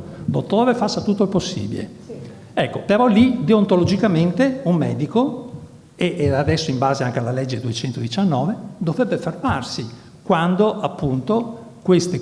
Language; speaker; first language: Italian; native; Italian